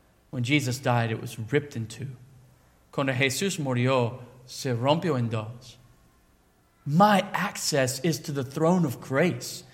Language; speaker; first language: English; native; English